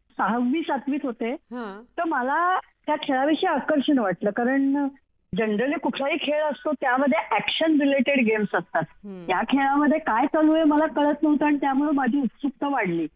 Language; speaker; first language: Marathi; native; Marathi